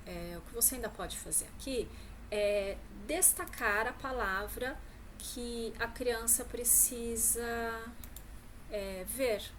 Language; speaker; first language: Portuguese; native; Portuguese